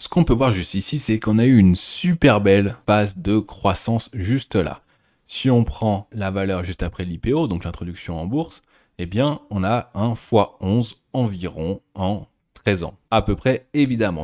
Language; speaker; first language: French; native; French